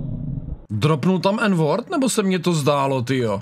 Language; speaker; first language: Czech; native; Czech